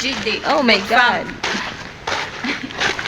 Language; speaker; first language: English; non-native, local second language; Cebuano